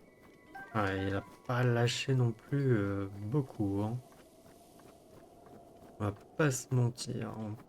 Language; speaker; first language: French; native; French